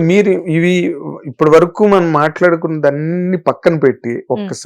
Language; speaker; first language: Telugu; native; Telugu